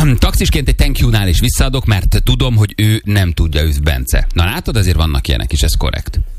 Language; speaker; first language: Hungarian; native; Hungarian